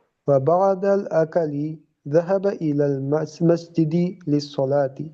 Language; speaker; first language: Arabic; non-native, learner; Bangla